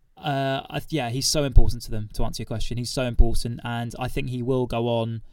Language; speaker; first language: English; native; English